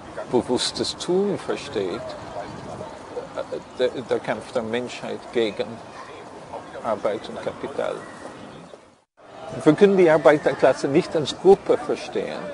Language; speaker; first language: German; non-native, fluent; English